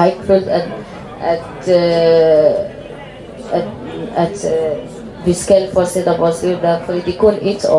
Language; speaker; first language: Danish; non-native, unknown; Arabic